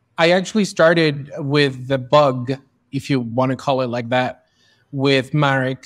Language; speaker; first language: English; early bilingual, other home language; Spanish